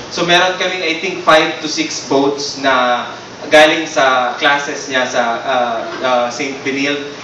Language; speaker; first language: Filipino; non-native, local second language; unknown